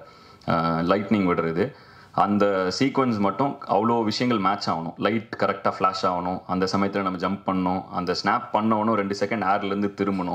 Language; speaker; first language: Tamil; native; Tamil